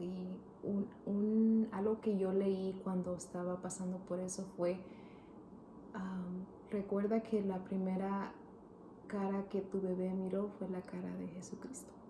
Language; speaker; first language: Spanish; early bilingual, heritage; Spanish